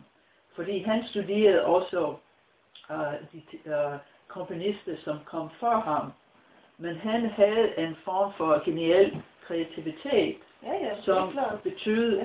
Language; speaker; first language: Danish; non-native, fluent; English